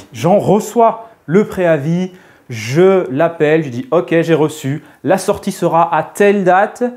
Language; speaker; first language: French; native; French